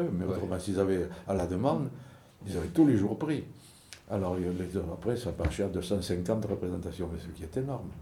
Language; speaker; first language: French; native; French